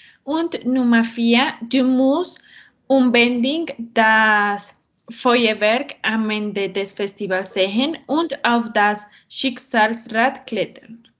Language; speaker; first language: German; non-native, learner; Spanish